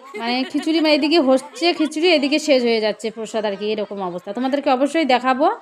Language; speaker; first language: Bangla; non-native, local second language; Rangpuri